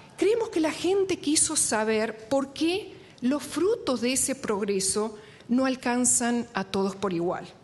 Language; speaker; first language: Spanish; native; Spanish